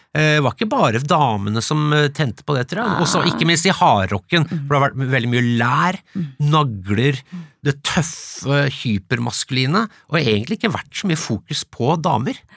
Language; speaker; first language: Norwegian; early bilingual, other home language; English